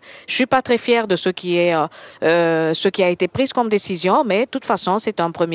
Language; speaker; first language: French; native; French